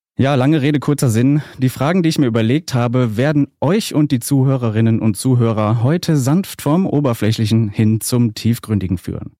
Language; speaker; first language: German; native; German